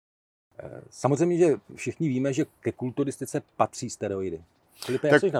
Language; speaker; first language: Czech; native; Czech